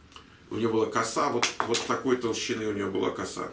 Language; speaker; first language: Russian; native; Russian